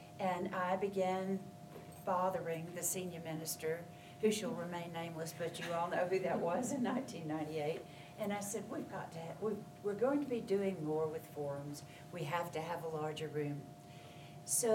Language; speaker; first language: English; native; English